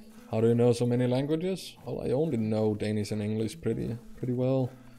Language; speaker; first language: English; non-native, fluent; Danish